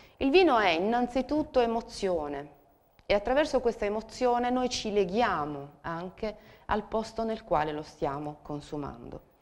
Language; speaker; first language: Italian; native; Italian